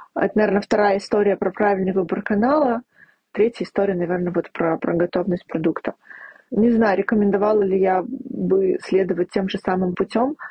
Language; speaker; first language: Russian; native; Russian